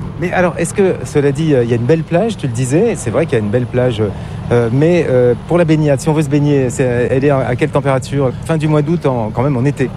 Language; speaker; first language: French; native; French